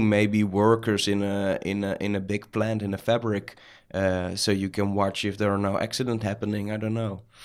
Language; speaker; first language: English; non-native, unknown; Dutch